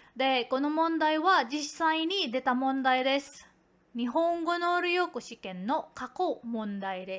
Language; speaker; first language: Japanese; non-native, fluent; Filipino